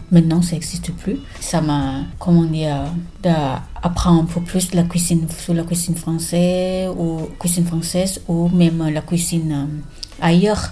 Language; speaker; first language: French; non-native, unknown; Thai